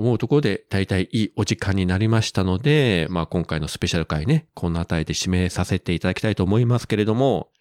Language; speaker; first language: Japanese; native; Japanese